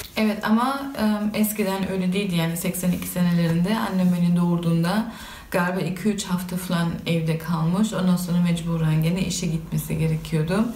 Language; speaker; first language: Turkish; early bilingual, heritage; Turkish